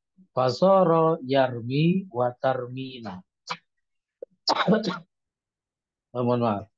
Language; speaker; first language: Arabic; non-native, fluent; Indonesian